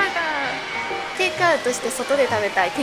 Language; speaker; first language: Japanese; native; Japanese